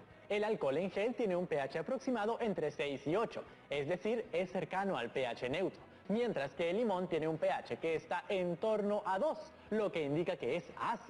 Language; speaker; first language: Spanish; native; Spanish